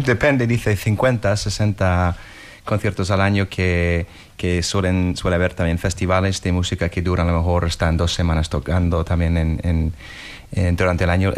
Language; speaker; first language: Spanish; native; Spanish